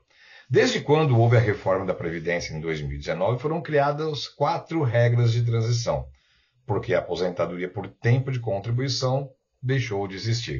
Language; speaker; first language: Portuguese; native; Portuguese